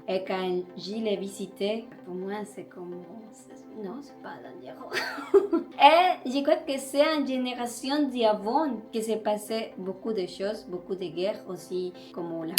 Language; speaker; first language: French; non-native, learner; Spanish